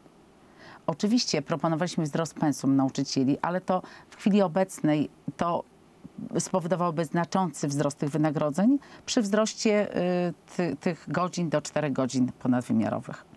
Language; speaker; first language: Polish; native; Polish